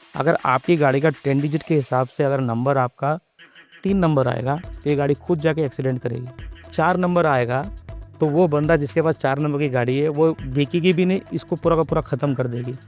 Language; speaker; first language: Hindi; non-native, local second language; Telugu